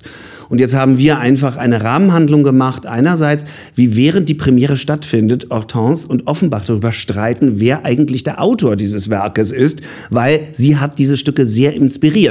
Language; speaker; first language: German; native; German